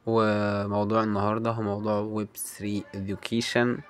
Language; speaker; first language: Arabic; native; Arabic